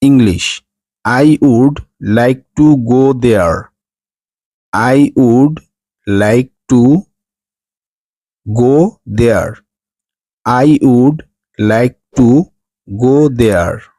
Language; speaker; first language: English; non-native, fluent; Bangla